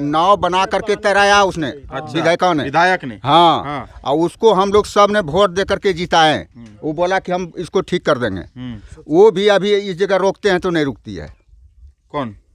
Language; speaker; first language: Hindi; native; Hindi